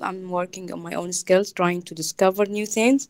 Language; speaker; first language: English; non-native, fluent; Arabic